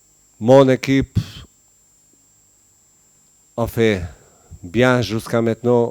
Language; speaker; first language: French; non-native, learner; Bosnian